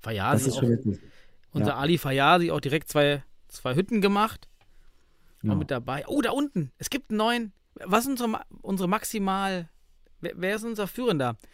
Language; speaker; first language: German; native; German